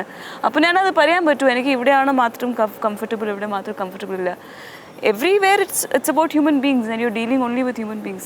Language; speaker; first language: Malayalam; non-native, fluent; Tamil